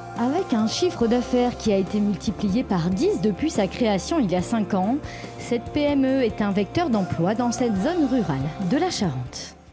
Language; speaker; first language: French; native; French